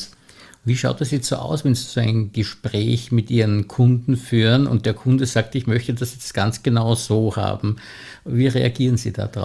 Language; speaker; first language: German; native; German